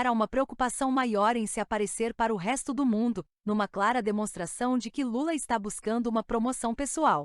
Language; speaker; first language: Portuguese; native; Portuguese